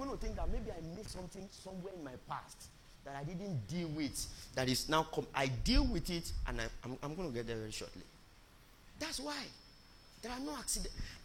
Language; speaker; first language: English; non-native, local second language; Yoruba